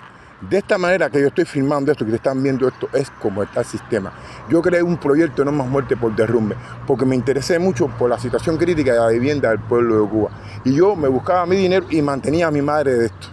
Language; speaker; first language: Spanish; native; Spanish